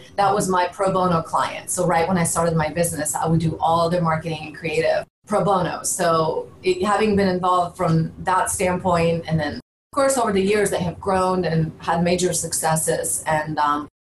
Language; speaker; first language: English; early bilingual, other home language; Bulgarian